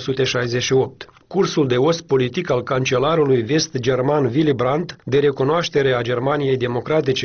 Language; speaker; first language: Romanian; native; Romanian